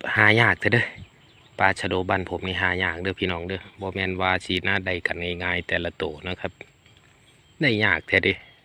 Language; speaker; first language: Thai; native; Thai